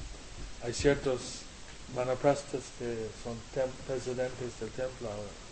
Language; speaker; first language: Spanish; non-native, learner; English